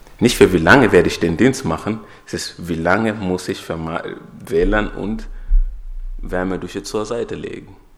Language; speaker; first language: German; non-native, fluent; Swahili